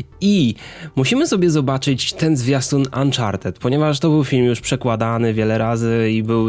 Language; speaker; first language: Polish; native; Polish